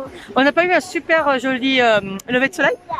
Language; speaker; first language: French; native; French